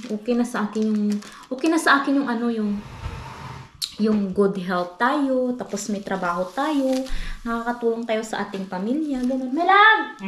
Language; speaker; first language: Filipino; non-native, local second language; Hiligaynon